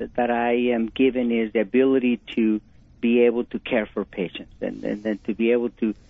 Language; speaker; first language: English; non-native, fluent; Spanish